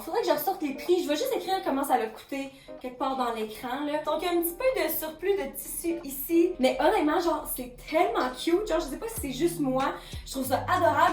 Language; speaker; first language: French; native; French